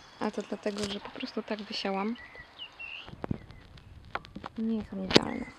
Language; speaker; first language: Polish; native; Polish